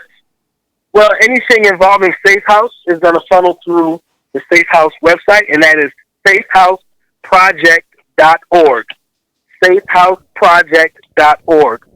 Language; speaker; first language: English; native; English